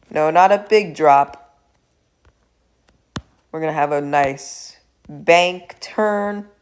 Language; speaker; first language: English; native; English